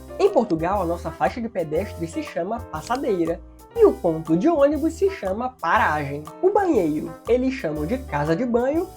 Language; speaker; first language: Portuguese; native; Portuguese